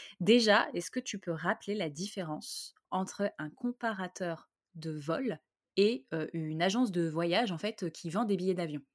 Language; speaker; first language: French; native; French